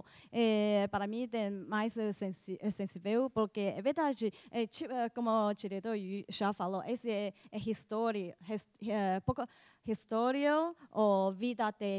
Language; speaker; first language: Portuguese; non-native, learner; Chinese